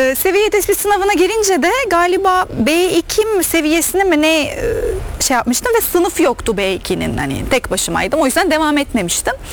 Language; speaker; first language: Turkish; non-native, fluent; Arabic